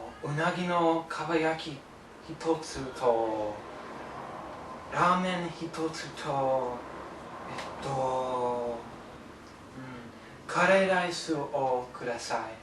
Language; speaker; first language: Japanese; non-native, learner; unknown